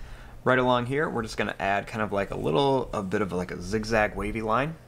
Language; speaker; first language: English; native; English